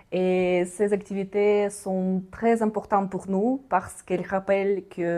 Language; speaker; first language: French; non-native, fluent; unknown